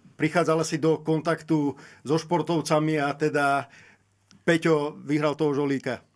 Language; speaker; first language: Slovak; native; Slovak